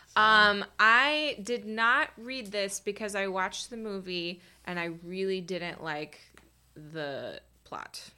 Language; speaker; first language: English; native; English